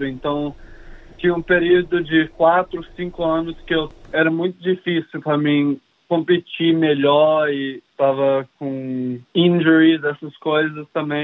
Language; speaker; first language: Portuguese; early bilingual, heritage; English